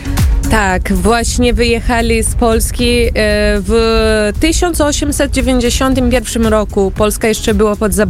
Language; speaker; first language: Polish; early bilingual, heritage; Portuguese